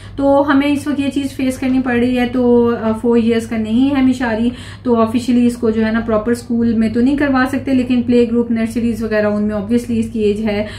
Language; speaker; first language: Urdu; native; Urdu